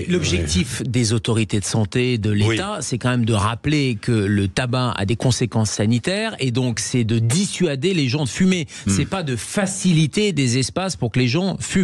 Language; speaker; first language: French; native; French